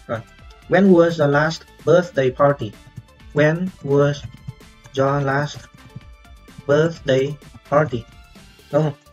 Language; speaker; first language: English; non-native, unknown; Vietnamese